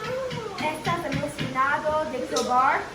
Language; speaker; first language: Spanish; non-native, learner; English